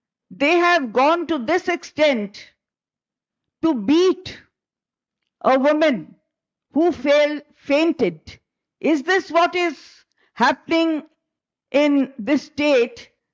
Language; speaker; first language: English; non-native, local second language; Bangla